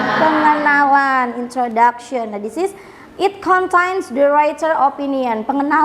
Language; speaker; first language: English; non-native, learner; Indonesian